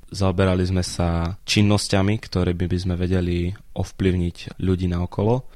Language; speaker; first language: Slovak; native; Slovak